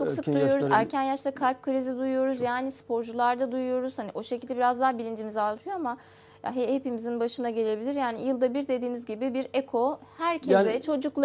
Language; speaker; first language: Turkish; native; Turkish